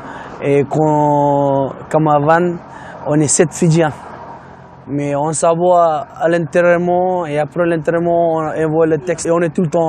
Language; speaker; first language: French; non-native, learner; Fijian